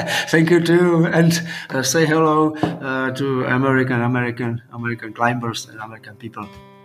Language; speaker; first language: English; non-native, learner; Czech